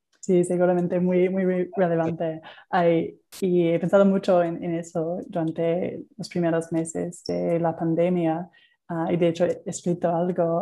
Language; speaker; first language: Spanish; non-native, fluent; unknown